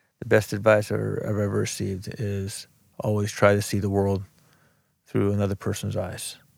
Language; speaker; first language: English; early bilingual, other home language; Arabic